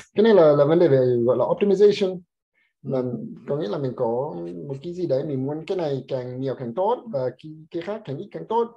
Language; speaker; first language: Vietnamese; non-native, fluent; English